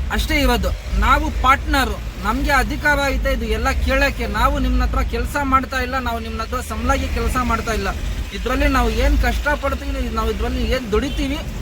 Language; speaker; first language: Kannada; non-native, local second language; Urdu